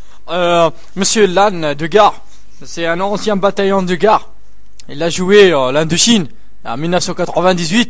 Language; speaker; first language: French; non-native, local second language; Arabic